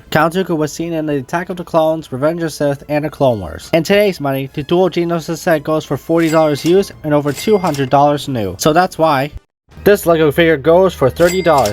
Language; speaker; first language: English; native; English